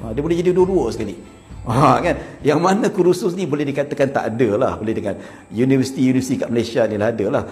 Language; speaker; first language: Malay; native; Malay